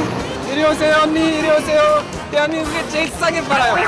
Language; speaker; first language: Korean; non-native, learner; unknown